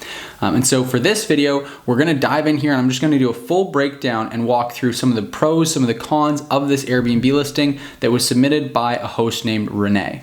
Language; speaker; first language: English; native; English